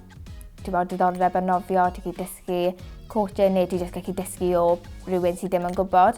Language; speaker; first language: Welsh; native; Welsh